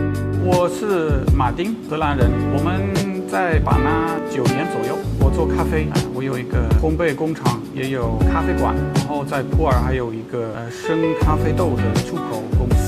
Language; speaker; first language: Chinese; non-native, fluent; Dutch